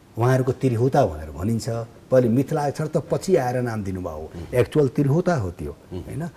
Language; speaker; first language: Nepali; non-native, local second language; Bhojpuri